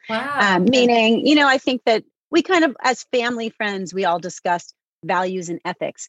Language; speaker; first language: English; native; English